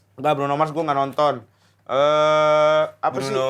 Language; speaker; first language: Indonesian; native; Indonesian